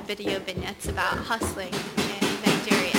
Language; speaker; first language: English; native; English